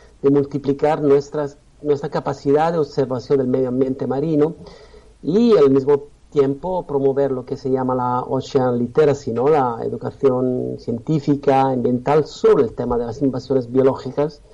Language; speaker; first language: Spanish; non-native, fluent; Italian